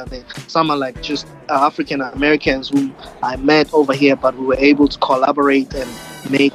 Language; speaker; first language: English; non-native, local second language; Zulu